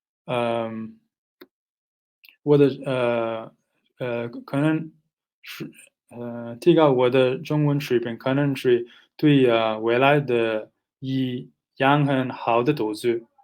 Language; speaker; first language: Chinese; non-native, learner; Nepali